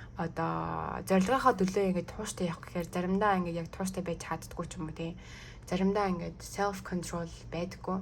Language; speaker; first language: Mongolian; early bilingual, heritage; Mongolian